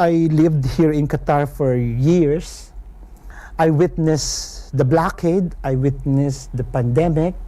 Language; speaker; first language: English; non-native, local second language; Filipino